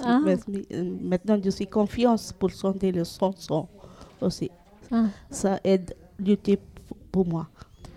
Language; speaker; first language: French; non-native, learner; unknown